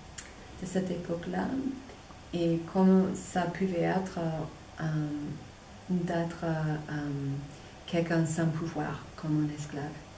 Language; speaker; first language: French; non-native, fluent; English